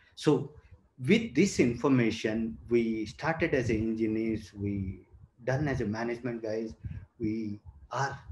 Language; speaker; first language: English; non-native, local second language; Telugu